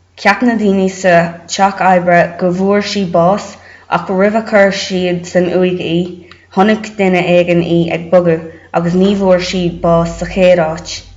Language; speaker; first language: Irish; non-native, local second language; English